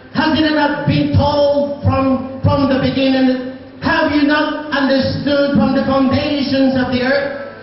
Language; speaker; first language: English; non-native, local second language; Filipino